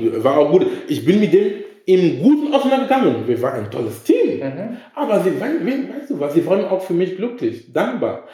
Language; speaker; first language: German; non-native, fluent; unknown